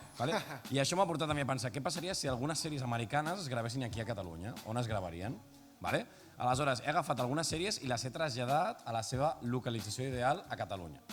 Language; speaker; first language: Catalan; native; Catalan